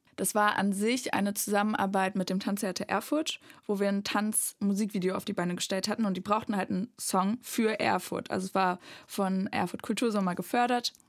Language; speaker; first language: German; native; German